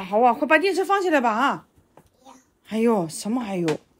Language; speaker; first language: Chinese; native; Chinese